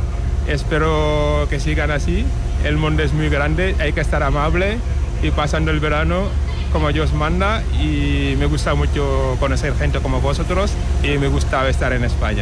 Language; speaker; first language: Spanish; non-native, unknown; Wolof